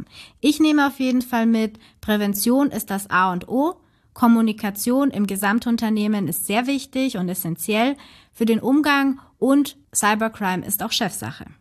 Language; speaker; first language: German; native; German